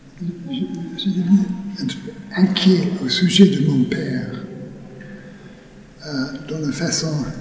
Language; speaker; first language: French; non-native, learner; English